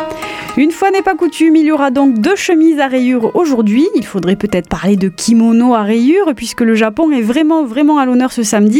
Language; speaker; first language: French; native; French